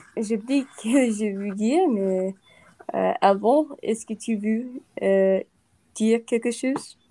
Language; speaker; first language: French; non-native, learner; English